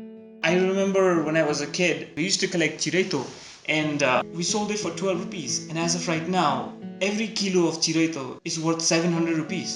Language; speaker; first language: English; non-native, local second language; Nepali